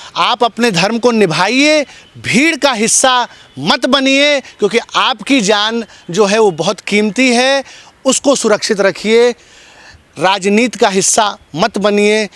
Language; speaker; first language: Hindi; native; Hindi